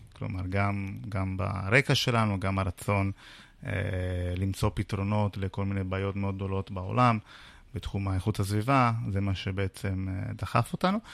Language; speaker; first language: Hebrew; non-native, fluent; Italian